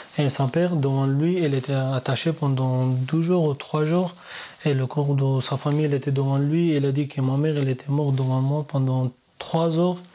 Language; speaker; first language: French; non-native, learner; Pashto